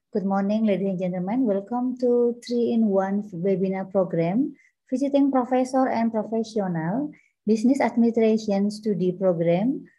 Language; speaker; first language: English; non-native, learner; Indonesian